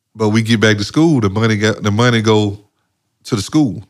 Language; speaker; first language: English; native; English